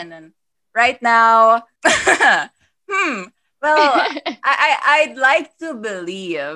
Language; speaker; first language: English; non-native, local second language; Persian